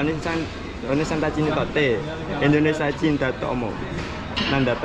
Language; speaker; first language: Japanese; non-native, learner; Indonesian